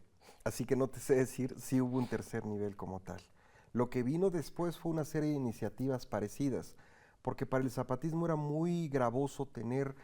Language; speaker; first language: Spanish; native; Spanish